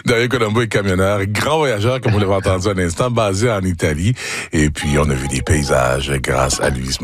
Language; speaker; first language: French; native; French